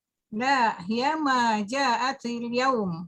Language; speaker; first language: Arabic; non-native, learner; Malay